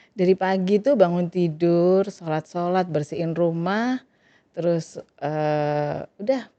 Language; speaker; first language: Indonesian; native; Indonesian